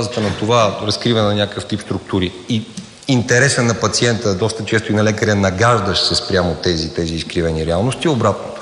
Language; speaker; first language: Bulgarian; native; Bulgarian